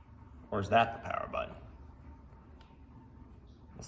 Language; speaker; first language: English; native; English